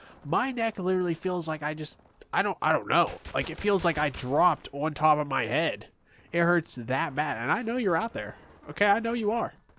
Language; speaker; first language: English; native; English